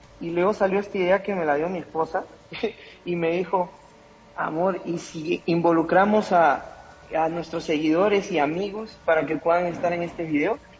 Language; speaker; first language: Spanish; native; Spanish